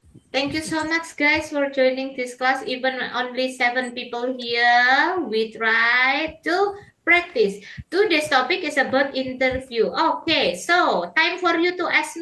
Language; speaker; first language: English; non-native, fluent; Indonesian